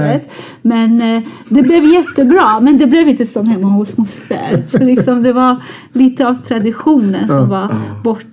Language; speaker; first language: Swedish; non-native, fluent; Persian